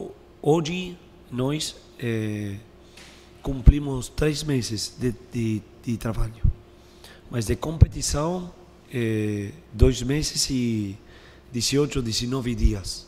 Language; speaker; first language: Portuguese; non-native, learner; Spanish